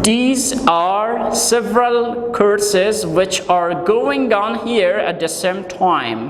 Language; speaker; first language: English; non-native, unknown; Persian